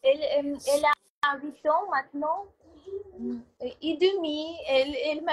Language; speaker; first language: French; non-native, learner; Ukrainian